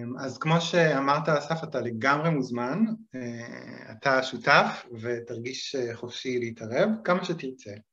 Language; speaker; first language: Hebrew; native; Hebrew